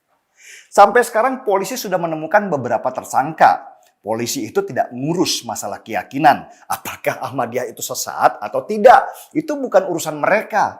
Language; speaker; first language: Indonesian; native; Indonesian